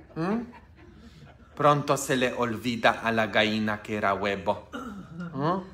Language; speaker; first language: Spanish; non-native, fluent; Polish